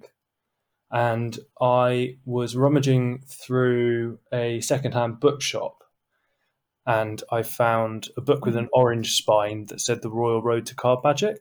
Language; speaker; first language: English; native; English